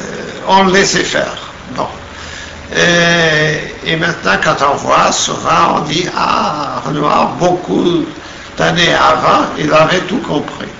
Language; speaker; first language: French; non-native, fluent; Portuguese